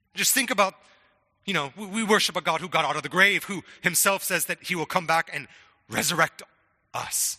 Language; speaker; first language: English; native; English